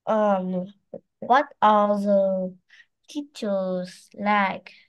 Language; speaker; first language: English; non-native, learner; Vietnamese